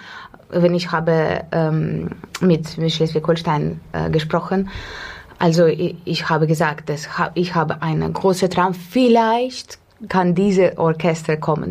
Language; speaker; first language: German; non-native, fluent; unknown